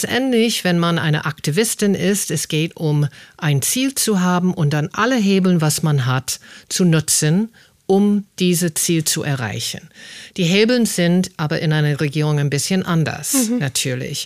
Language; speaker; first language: German; non-native, fluent; English